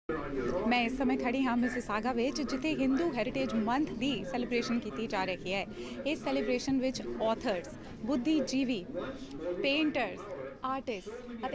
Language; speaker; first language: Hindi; non-native, local second language; Punjabi